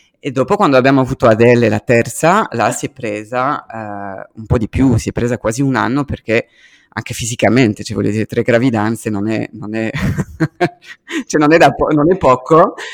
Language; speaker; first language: Italian; early bilingual, heritage; French